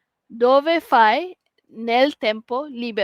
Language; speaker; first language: Italian; non-native, fluent; Malay